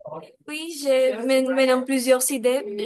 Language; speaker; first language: French; non-native, learner; Spanish